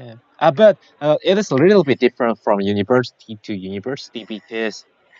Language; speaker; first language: English; non-native, learner; Korean